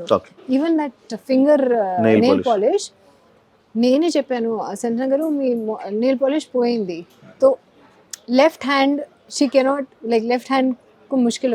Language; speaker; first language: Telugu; non-native, learner; Hindi